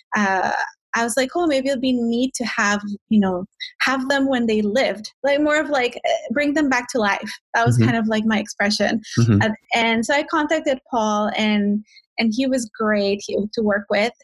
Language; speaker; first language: English; non-native, fluent; Spanish